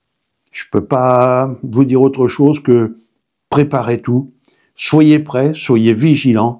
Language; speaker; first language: French; native; French